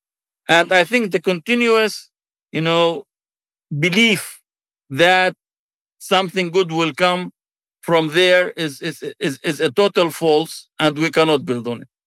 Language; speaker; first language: English; non-native, fluent; Arabic